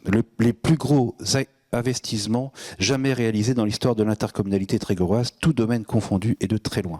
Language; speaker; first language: French; native; French